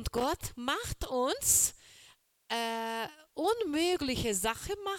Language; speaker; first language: German; non-native, learner; Portuguese